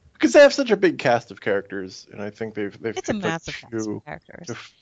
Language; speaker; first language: English; native; English